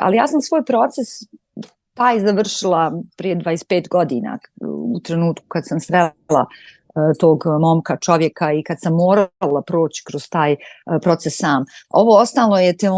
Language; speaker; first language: Croatian; native; Croatian